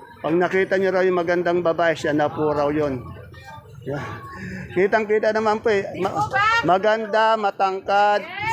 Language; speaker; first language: Filipino; native; Filipino